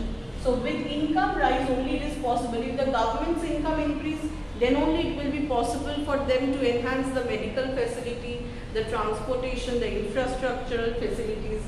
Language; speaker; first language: English; non-native, local second language; Bangla